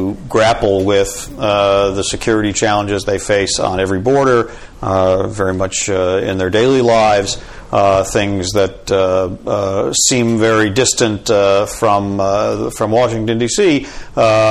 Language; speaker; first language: English; native; English